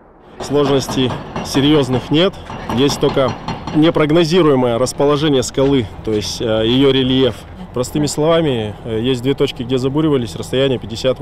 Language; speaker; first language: Russian; native; Russian